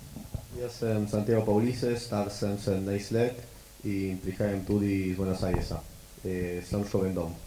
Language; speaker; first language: Slovenian; early bilingual, heritage; Slovenian